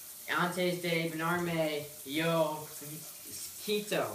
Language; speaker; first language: Spanish; non-native, learner; English